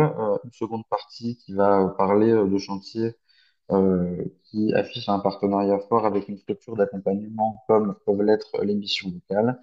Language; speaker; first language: French; native; French